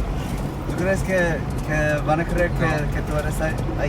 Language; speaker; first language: Spanish; non-native, learner; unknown